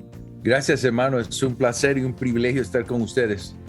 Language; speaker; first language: Spanish; early bilingual, heritage; Spanish